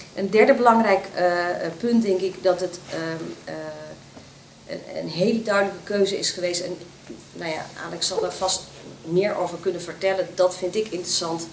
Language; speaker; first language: Dutch; native; Dutch